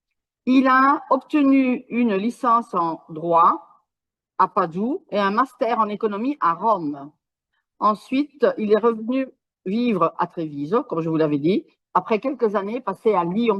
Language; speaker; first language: French; non-native, fluent; Italian